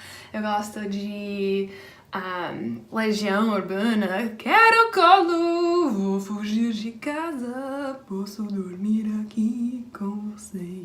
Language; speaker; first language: Portuguese; non-native, fluent; English